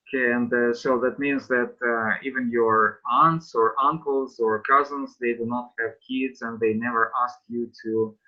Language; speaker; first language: English; non-native, fluent; Russian